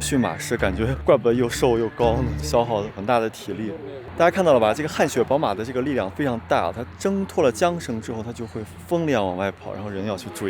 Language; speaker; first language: Chinese; native; Chinese